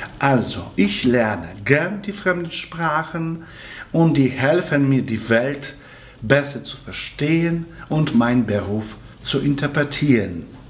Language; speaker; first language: German; non-native, fluent; Polish